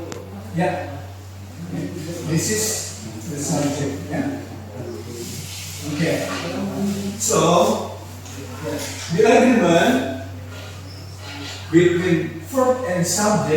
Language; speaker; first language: English; non-native, fluent; Indonesian